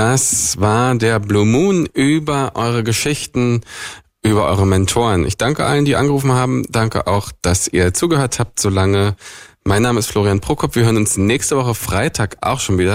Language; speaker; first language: German; native; German